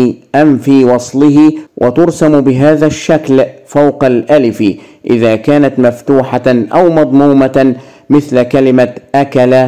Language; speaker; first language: Arabic; native; Arabic